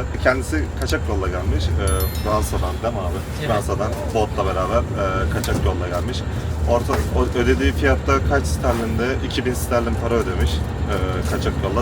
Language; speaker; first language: Turkish; native; Turkish